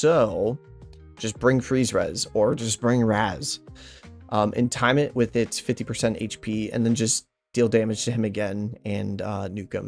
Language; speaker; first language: English; native; English